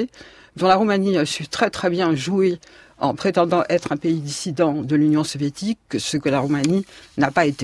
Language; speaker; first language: French; native; French